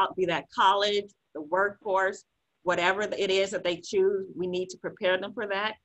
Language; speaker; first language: English; native; English